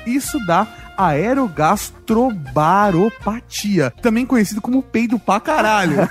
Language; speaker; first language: Portuguese; native; Portuguese